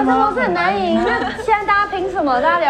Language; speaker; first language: Chinese; native; Chinese